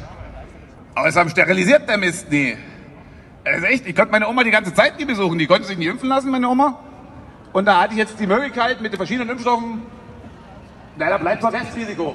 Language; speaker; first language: German; native; German